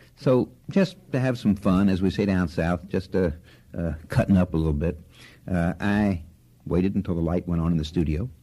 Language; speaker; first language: English; native; English